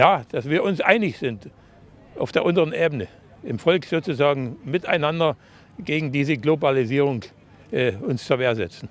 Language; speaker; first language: German; native; German